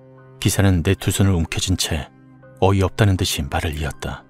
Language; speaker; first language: Korean; native; Korean